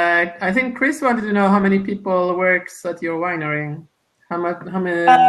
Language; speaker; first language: English; non-native, fluent; Italian